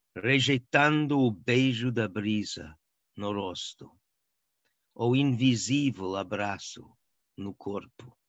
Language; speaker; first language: Portuguese; non-native, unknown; English